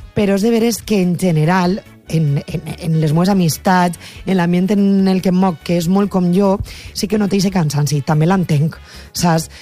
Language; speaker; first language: Catalan; native; Catalan